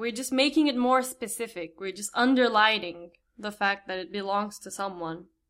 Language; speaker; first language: English; non-native, fluent; Turkish